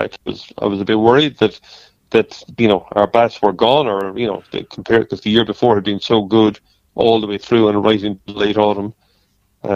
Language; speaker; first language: English; native; English